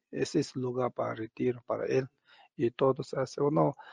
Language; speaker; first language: Spanish; non-native, learner; Tibetan